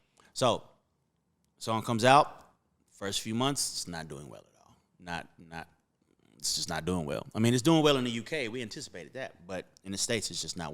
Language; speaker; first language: English; native; English